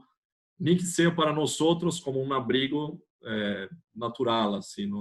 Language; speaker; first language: Spanish; non-native, fluent; Portuguese